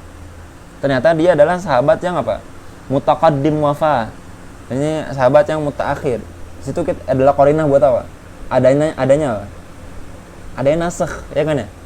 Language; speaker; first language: Indonesian; native; Indonesian